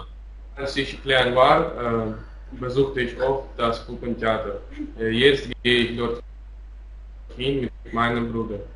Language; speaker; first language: German; non-native, learner; Russian